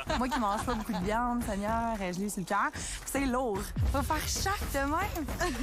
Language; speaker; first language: French; native; French